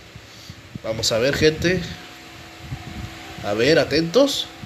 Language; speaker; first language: Spanish; native; Spanish